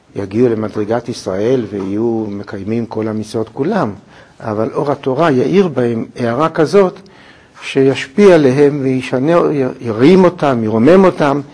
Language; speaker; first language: Hebrew; native; Hebrew